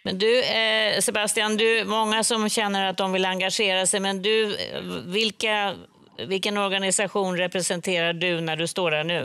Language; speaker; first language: Swedish; native; Swedish